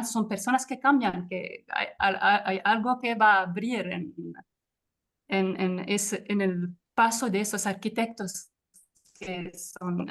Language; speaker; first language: Spanish; non-native, fluent; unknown